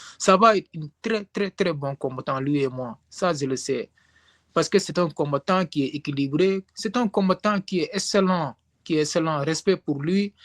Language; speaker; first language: French; non-native, local second language; Wolof